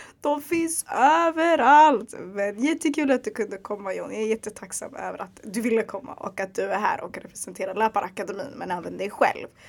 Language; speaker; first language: Swedish; early bilingual, other home language; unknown